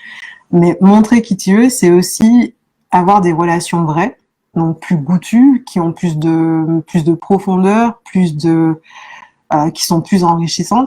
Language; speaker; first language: French; native; French